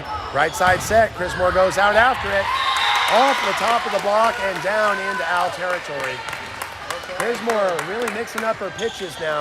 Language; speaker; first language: English; native; English